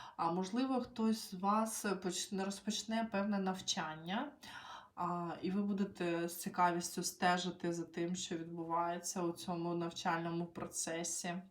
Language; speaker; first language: Ukrainian; non-native, local second language; Russian